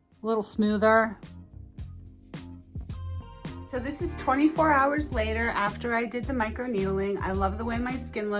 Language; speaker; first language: English; native; English